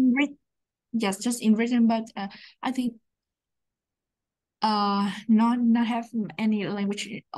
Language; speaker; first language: English; non-native, learner; Vietnamese